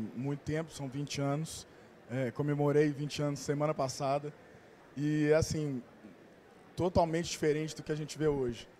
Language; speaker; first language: Portuguese; native; Portuguese